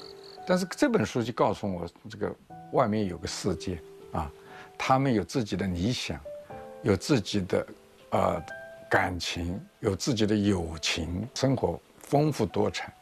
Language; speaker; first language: Chinese; non-native, local second language; Wu Chinese